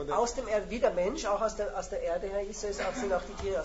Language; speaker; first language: German; native; German